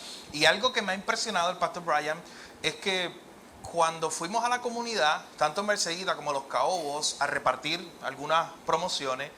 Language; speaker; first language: Spanish; native; Spanish